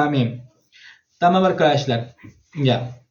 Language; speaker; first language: Turkish; non-native, learner; Spanish